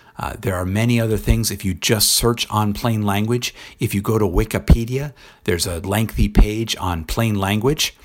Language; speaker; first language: English; native; English